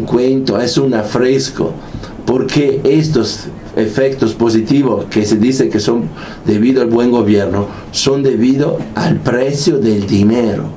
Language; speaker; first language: Spanish; non-native, fluent; Italian